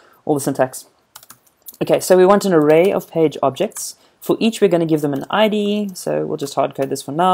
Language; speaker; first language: English; native; English